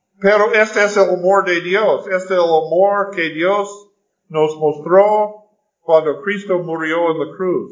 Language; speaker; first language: Spanish; non-native, fluent; English